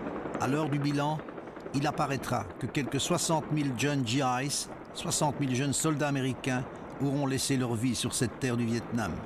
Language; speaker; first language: French; native; French